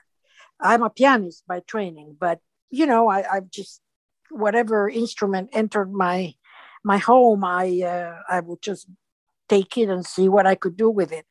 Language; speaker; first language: English; non-native, fluent; Spanish